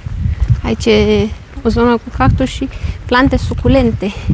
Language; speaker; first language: Romanian; native; Romanian